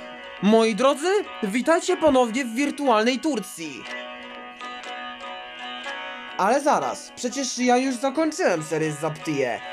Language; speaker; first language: Polish; native; Polish